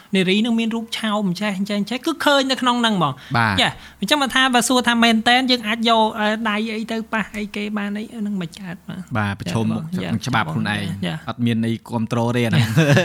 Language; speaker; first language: Khmer; native; Khmer